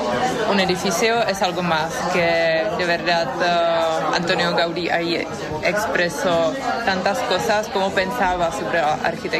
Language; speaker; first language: Spanish; non-native, fluent; Czech